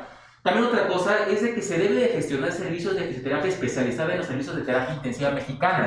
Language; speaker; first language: Spanish; native; Spanish